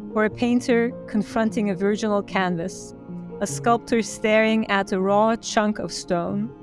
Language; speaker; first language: English; non-native, fluent; Turkish